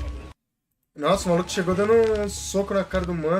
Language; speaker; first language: Portuguese; native; Portuguese